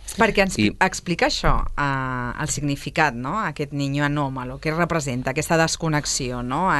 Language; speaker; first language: Catalan; native; Catalan